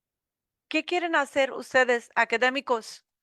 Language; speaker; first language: Spanish; non-native, learner; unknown